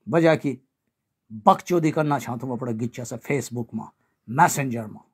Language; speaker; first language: Hindi; non-native, local second language; Garhwali